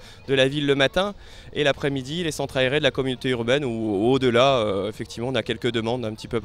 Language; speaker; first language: French; native; French